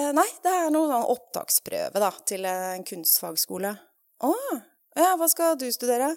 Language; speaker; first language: Norwegian; native; Norwegian